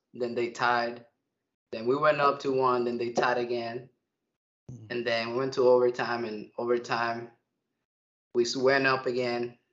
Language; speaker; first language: English; early bilingual, other home language; Spanish